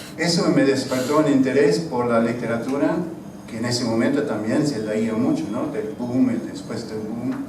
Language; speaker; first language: Spanish; non-native, fluent; English